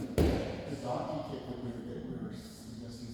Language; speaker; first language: English; native; English